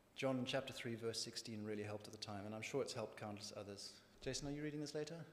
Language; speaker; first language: English; native; English